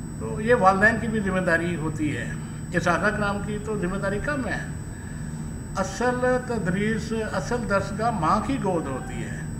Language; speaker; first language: Urdu; non-native, local second language; Punjabi